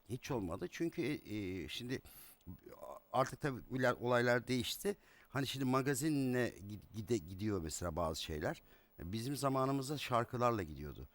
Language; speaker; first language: Turkish; native; Turkish